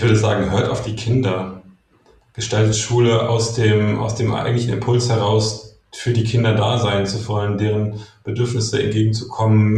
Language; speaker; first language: German; native; German